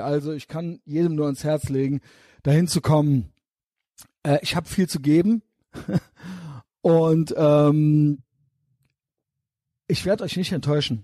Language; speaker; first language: German; native; German